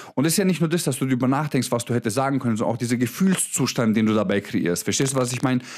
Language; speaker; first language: German; early bilingual, other home language; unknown